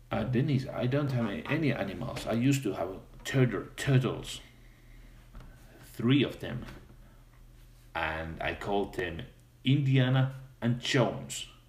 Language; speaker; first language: English; non-native, fluent; Finnish